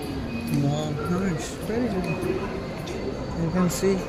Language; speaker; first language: English; non-native, learner; Nepali